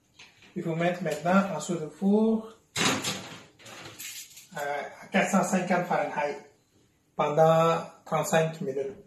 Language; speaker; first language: French; non-native, fluent; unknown